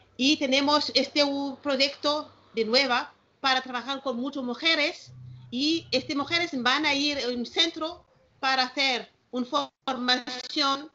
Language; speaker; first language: Spanish; non-native, learner; Malagasy